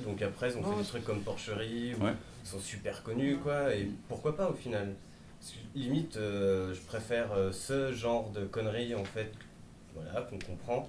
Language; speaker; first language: French; native; French